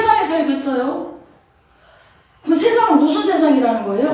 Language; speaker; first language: Korean; native; Korean